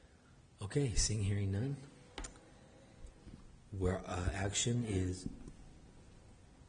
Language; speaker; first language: English; native; English